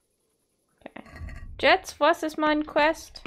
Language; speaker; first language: German; non-native, learner; Dutch